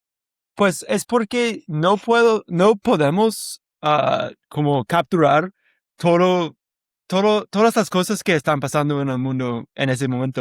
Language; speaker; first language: Spanish; non-native, learner; English